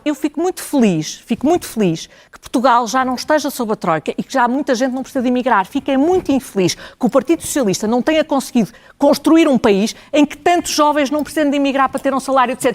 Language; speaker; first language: Portuguese; native; Portuguese